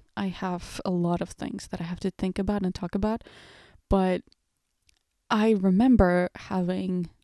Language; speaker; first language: English; early bilingual, other home language; Portuguese